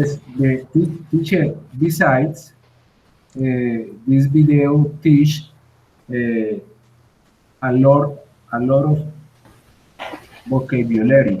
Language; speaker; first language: English; non-native, learner; Spanish